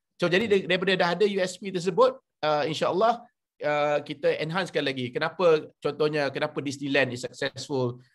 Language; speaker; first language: Malay; native; Malay